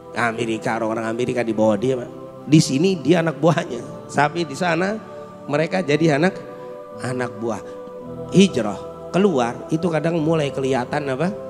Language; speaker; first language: Indonesian; native; Indonesian